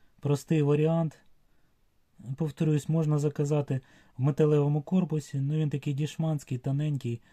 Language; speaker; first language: Ukrainian; non-native, local second language; Russian